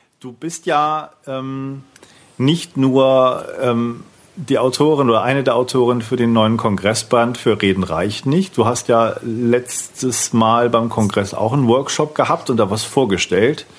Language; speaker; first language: German; native; German